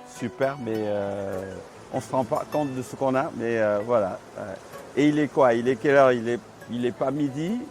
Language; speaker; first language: French; non-native, local second language; Wolof